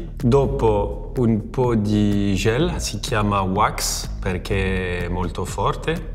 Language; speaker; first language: Italian; non-native, fluent; French